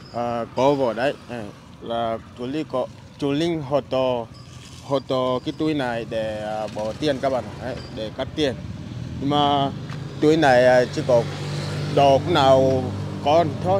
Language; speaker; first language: Vietnamese; non-native, learner; Portuguese